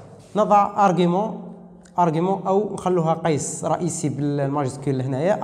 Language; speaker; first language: Arabic; native; Arabic